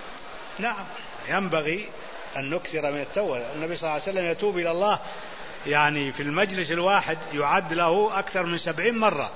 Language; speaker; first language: Arabic; native; Arabic